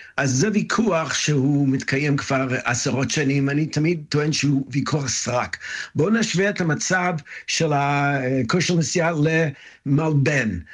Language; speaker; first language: Hebrew; non-native, fluent; English